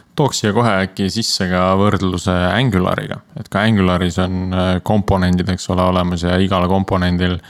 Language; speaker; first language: Estonian; native; Estonian